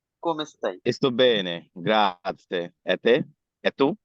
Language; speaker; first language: Italian; non-native, learner; Bangla